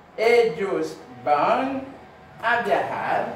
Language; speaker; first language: Spanish; non-native, learner; Haitian Creole